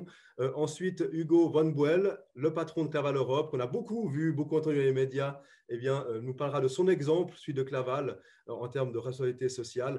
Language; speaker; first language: French; native; French